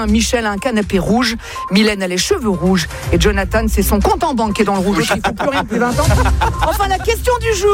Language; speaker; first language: French; native; French